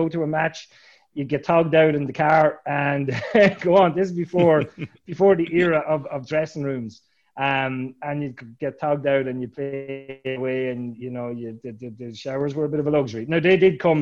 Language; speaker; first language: English; native; English